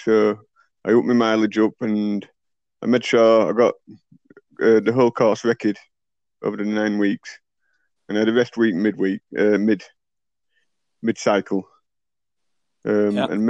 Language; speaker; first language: English; native; English